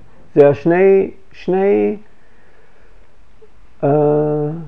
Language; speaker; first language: Hebrew; non-native, fluent; English